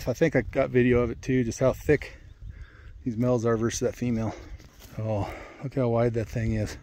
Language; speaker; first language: English; native; English